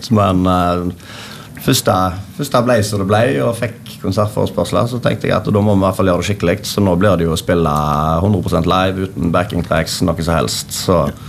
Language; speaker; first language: Norwegian; native; Norwegian